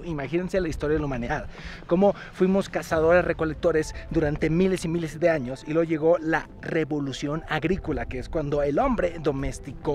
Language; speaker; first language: Spanish; native; Spanish